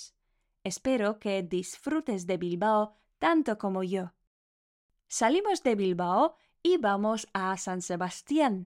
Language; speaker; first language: Spanish; non-native, fluent; Polish